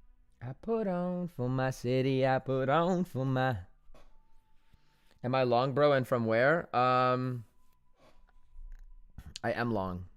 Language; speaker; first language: English; native; English